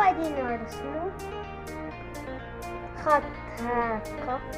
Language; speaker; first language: Arabic; native; Arabic